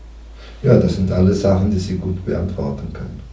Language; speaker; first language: German; non-native, fluent; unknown